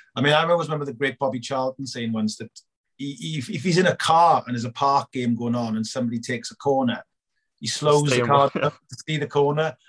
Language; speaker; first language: English; native; English